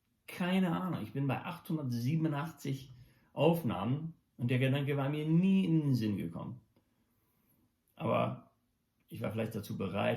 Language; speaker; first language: German; non-native, local second language; English